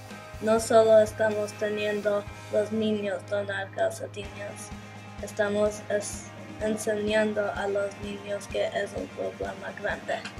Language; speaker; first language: Spanish; non-native, learner; English